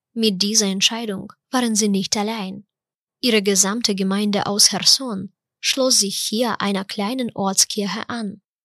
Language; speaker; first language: German; non-native, fluent; Ukrainian